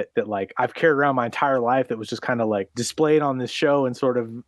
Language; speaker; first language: English; early bilingual, other home language; Arabic